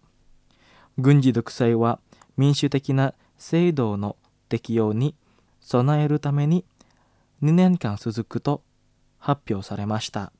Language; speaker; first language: Japanese; non-native, fluent; Indonesian